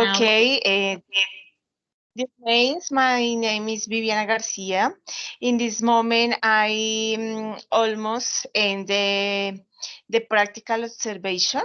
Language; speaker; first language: English; non-native, learner; Spanish